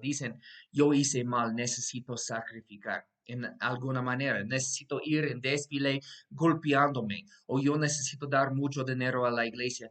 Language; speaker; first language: Spanish; non-native, fluent; English